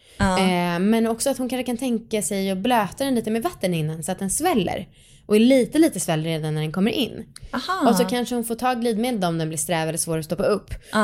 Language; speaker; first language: Swedish; native; Swedish